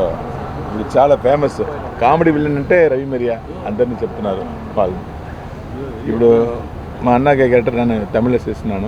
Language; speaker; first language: Telugu; non-native, learner; Tamil